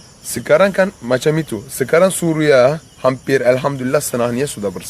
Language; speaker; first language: Indonesian; non-native, learner; Turkish